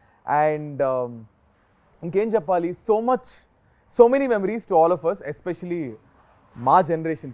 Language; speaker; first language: Telugu; native; Telugu